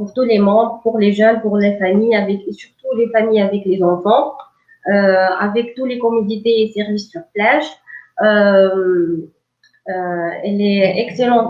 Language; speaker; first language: French; non-native, local second language; Arabic